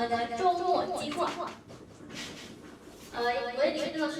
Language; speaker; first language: Indonesian; native; Indonesian